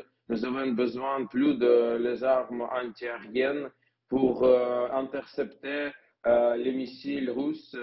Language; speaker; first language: French; non-native, learner; Ukrainian